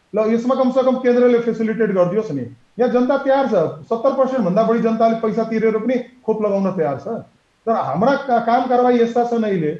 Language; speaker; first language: Nepali; native; Nepali